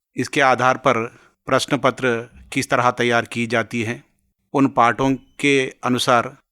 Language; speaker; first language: Hindi; non-native, local second language; Telugu